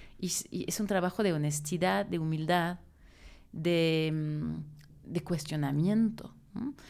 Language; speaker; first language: Spanish; non-native, fluent; French